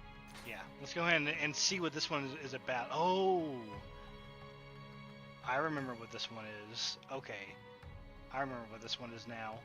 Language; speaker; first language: English; native; English